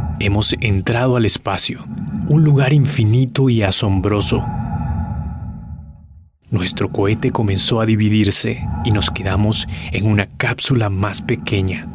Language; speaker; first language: Spanish; native; Spanish